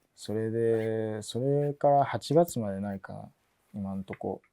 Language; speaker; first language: Japanese; early bilingual, other home language; English